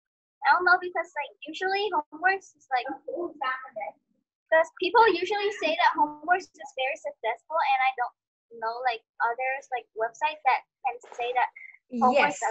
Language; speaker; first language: English; non-native, learner; Vietnamese